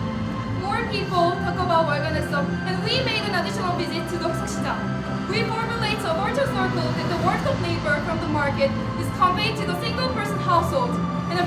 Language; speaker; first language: English; non-native, learner; Korean